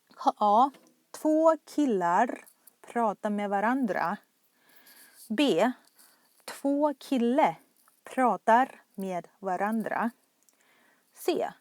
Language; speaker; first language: Swedish; non-native, fluent; Thai